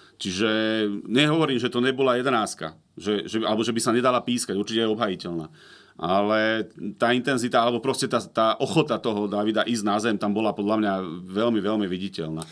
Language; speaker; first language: Slovak; native; Slovak